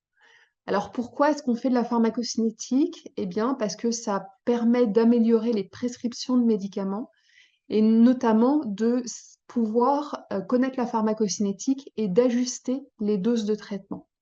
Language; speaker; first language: French; native; French